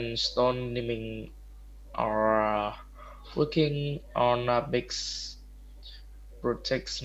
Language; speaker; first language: English; non-native, learner; Vietnamese